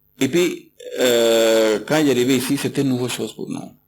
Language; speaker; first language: French; non-native, learner; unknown